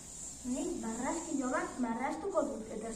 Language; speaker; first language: Basque; non-native, learner; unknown